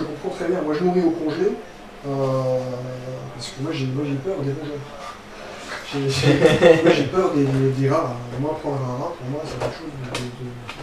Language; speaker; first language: French; native; French